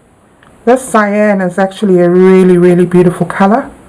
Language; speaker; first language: English; native; English